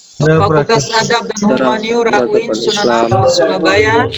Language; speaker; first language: Malay; native; Malay